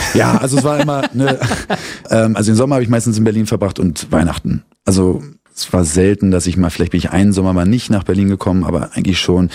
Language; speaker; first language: German; native; German